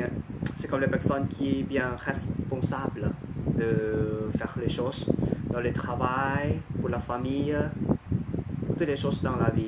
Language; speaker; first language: French; non-native, learner; Thai